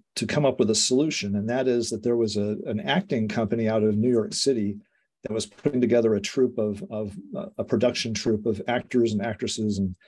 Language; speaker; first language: English; native; English